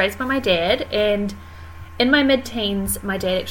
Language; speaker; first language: English; native; English